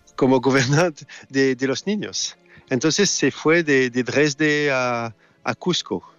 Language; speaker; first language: Spanish; non-native, fluent; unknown